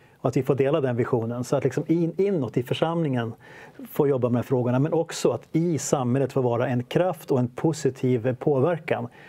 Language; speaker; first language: Swedish; native; Swedish